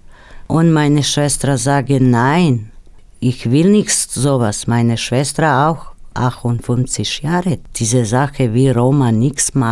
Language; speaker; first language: German; non-native, learner; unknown